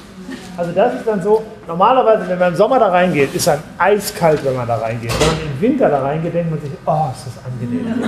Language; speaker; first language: German; native; German